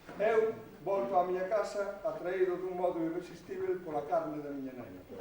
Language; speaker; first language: Galician; native; Galician